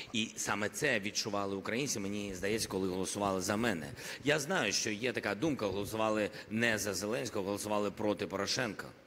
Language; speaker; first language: Ukrainian; non-native, local second language; Russian